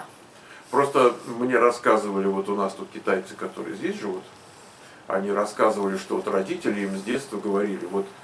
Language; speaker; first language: Russian; native; Russian